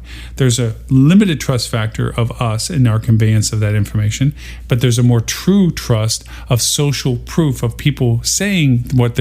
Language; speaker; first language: English; native; English